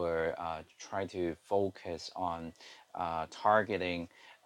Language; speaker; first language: English; non-native, local second language; Cantonese